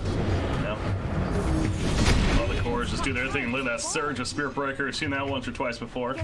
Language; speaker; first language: English; native; English